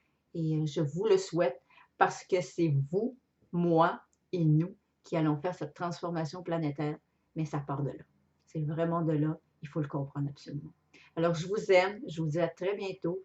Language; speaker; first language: French; native; French